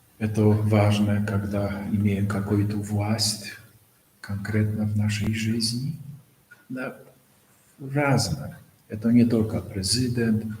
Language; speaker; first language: Russian; non-native, fluent; Polish